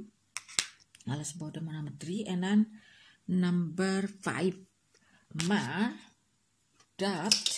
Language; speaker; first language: Dutch; non-native, learner; Indonesian